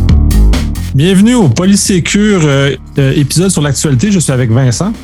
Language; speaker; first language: French; native; French